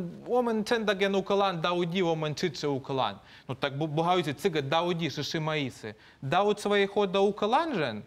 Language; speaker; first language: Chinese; non-native, fluent; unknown